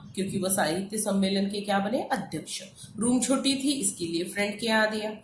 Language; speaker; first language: Hindi; non-native, local second language; Marathi